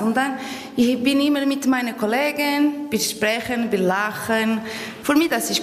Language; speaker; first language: German; non-native, learner; Portuguese